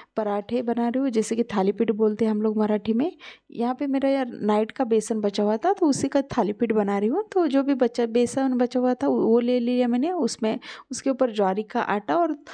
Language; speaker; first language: Hindi; non-native, local second language; Marathi